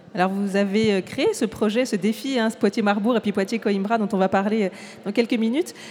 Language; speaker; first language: French; native; French